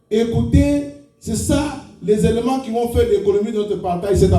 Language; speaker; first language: French; non-native, local second language; Lingala